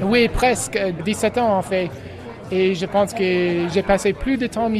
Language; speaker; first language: French; non-native, fluent; English